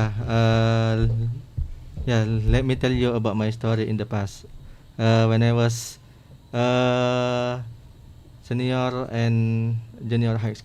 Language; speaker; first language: English; non-native, learner; Indonesian